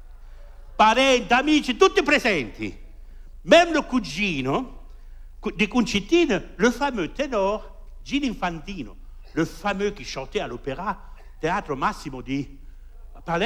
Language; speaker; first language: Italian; early bilingual, heritage; French